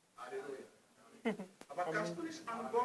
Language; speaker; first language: German; non-native, learner; Romanian